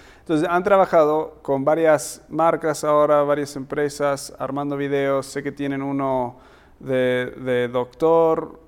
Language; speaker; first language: Spanish; early bilingual, heritage; Spanish